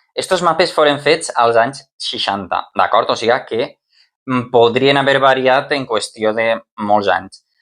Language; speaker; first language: Catalan; native; Catalan